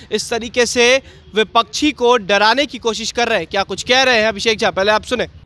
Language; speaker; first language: Hindi; native; Hindi